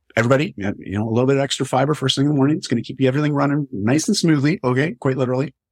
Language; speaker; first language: English; native; English